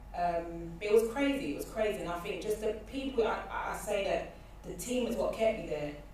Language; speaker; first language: English; native; English